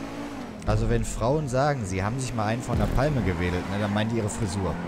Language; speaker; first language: German; native; German